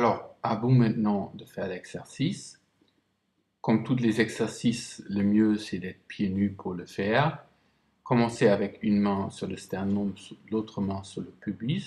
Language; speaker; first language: French; non-native, fluent; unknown